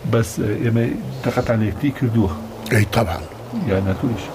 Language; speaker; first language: German; non-native, learner; Central Kurdish